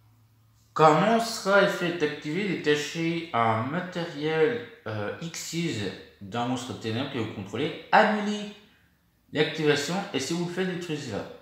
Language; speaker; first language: French; native; French